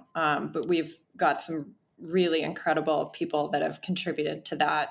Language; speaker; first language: English; native; English